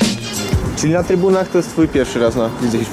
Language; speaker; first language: Polish; native; Polish